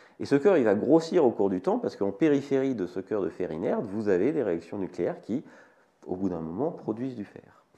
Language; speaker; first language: French; native; French